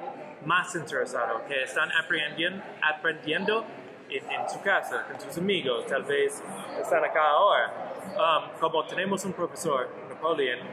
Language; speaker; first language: Spanish; non-native, learner; English